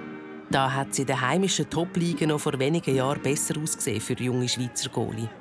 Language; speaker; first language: German; native; German